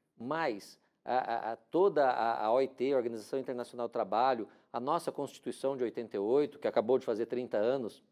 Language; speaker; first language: Portuguese; native; Portuguese